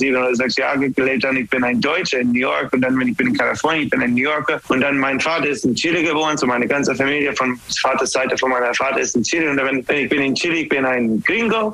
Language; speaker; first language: German; non-native, fluent; English